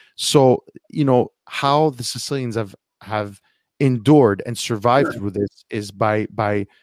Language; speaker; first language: English; early bilingual, heritage; Italian